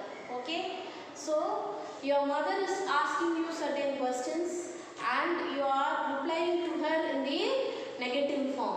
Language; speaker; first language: English; non-native, local second language; Tamil